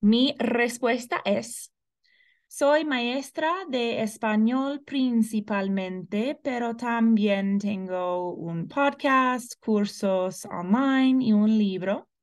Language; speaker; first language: Spanish; non-native, fluent; English